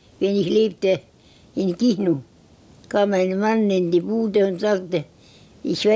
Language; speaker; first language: German; non-native, learner; Estonian